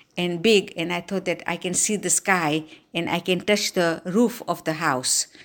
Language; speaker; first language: English; non-native, local second language; Gujarati